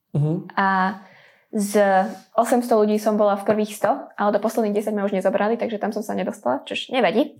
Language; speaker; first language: Slovak; non-native, local second language; Hungarian